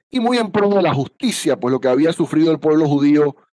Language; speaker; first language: Spanish; native; Spanish